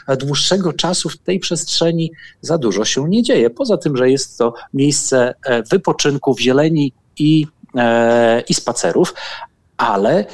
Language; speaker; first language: Polish; native; Polish